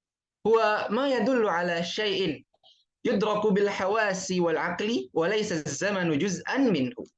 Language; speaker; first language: Arabic; non-native, fluent; Indonesian